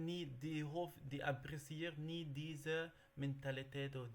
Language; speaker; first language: Dutch; non-native, learner; Arabic